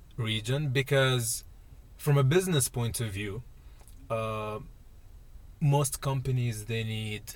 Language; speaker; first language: English; non-native, fluent; Arabic